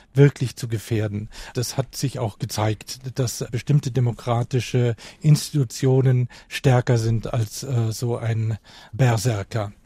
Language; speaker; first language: German; native; German